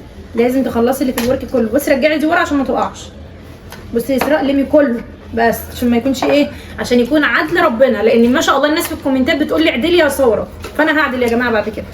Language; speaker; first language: Arabic; native; Arabic